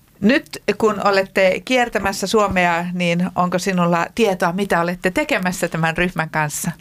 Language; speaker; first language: Finnish; native; Finnish